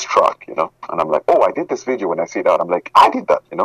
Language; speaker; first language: English; non-native, local second language; Ganda